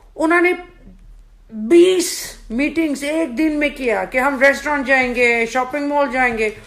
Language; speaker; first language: Hindi; early bilingual, heritage; Hindi